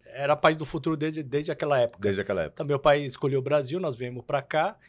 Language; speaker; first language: Portuguese; early bilingual, other home language; Korean